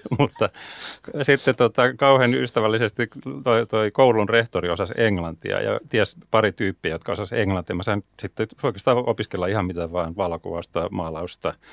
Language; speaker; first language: Finnish; native; Finnish